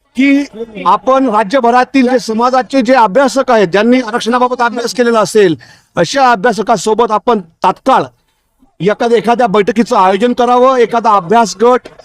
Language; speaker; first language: Marathi; non-native, local second language; Lambadi